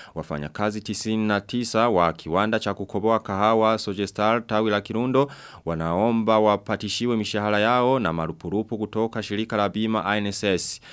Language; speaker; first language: Swahili; non-native, local second language; Rundi